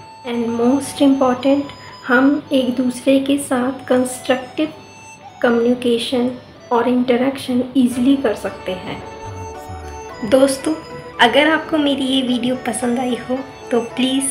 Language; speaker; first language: Hindi; native; Hindi